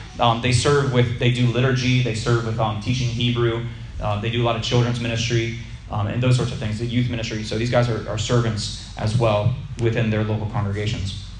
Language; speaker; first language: English; native; English